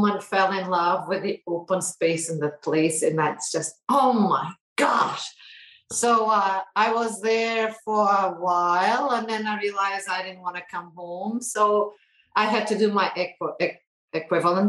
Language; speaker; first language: English; non-native, fluent; Portuguese